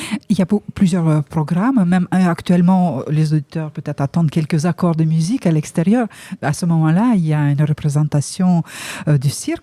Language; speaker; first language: French; native; French